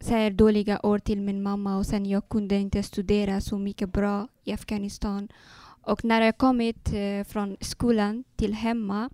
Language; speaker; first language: Swedish; non-native, learner; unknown